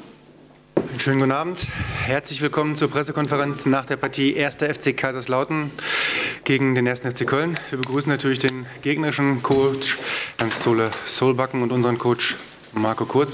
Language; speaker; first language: German; native; German